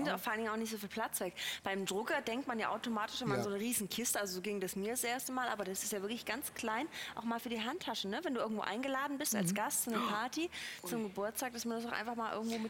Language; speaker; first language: German; native; German